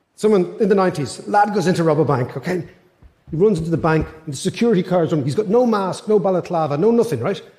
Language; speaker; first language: English; native; English